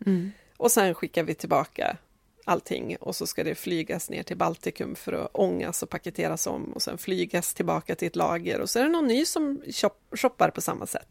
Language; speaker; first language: Swedish; native; Swedish